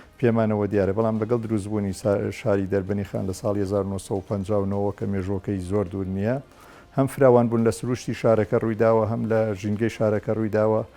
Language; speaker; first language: Central Kurdish; native; Central Kurdish